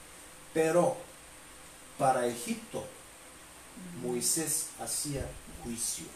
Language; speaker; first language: Spanish; non-native, fluent; Bulgarian